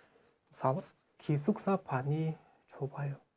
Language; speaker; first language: Korean; non-native, fluent; Kazakh